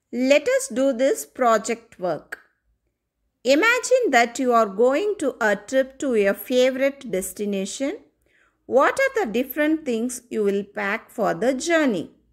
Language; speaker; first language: English; non-native, local second language; Tamil